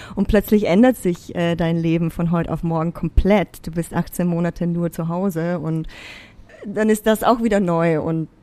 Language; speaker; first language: German; native; German